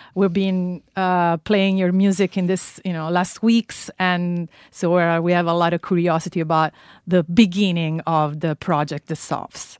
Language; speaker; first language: English; non-native, fluent; Italian